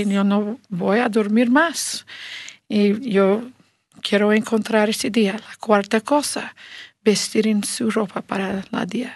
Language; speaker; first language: Spanish; non-native, learner; English